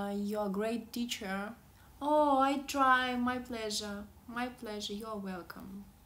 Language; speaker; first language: English; non-native, learner; Russian